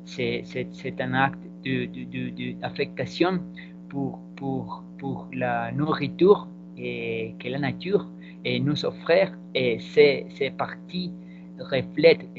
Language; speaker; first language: French; non-native, learner; Spanish